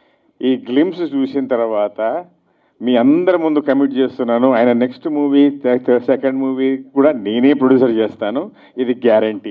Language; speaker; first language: Telugu; non-native, fluent; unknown